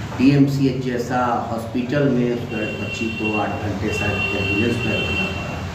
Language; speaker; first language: Hindi; native; Hindi